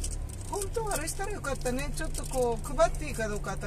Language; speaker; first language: Japanese; native; Japanese